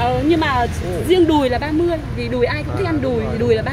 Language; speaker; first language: Vietnamese; native; Vietnamese